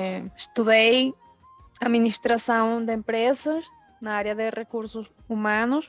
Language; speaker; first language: Portuguese; early bilingual, heritage; Spanish